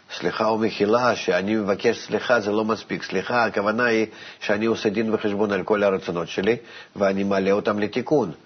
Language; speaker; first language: Hebrew; non-native, fluent; Russian